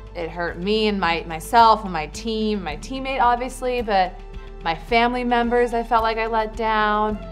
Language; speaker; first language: English; native; English